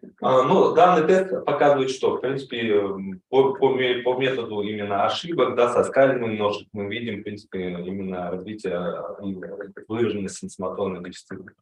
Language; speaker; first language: Russian; native; Russian